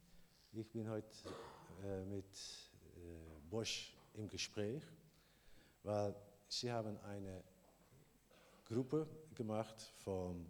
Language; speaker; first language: German; non-native, learner; Dutch